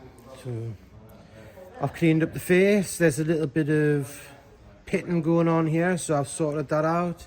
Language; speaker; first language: English; native; English